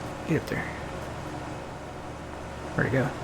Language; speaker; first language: English; native; English